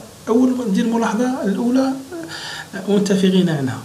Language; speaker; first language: Arabic; native; Arabic